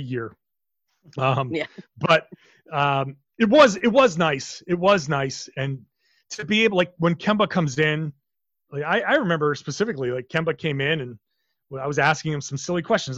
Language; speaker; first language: English; native; English